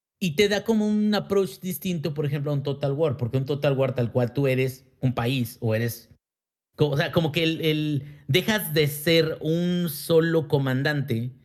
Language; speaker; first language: Spanish; native; Spanish